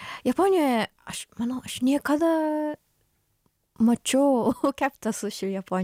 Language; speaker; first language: Lithuanian; non-native, learner; Japanese